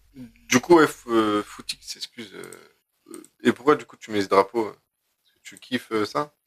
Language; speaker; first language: French; native; French